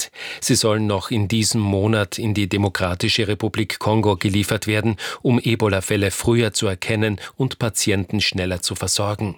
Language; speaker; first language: German; native; German